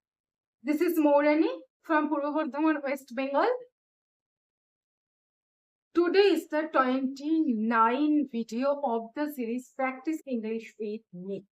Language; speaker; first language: English; non-native, learner; Bangla